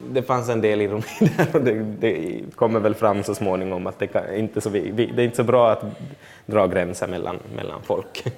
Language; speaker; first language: Swedish; native; Swedish